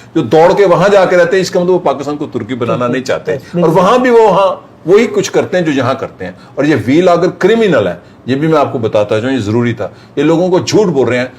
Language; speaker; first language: Urdu; non-native, local second language; Punjabi